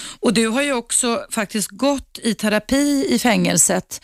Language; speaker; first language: Swedish; native; Swedish